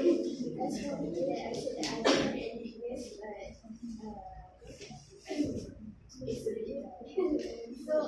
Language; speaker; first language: English; non-native, local second language; Malay